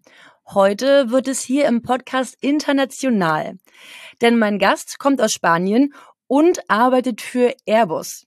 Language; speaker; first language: German; native; German